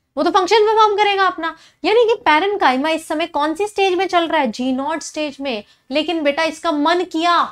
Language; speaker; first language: Hindi; native; Hindi